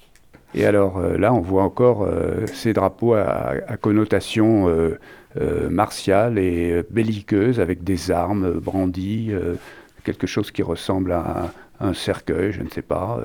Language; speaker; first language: French; native; French